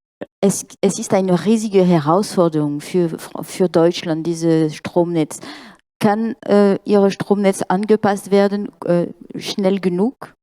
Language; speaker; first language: German; non-native, fluent; French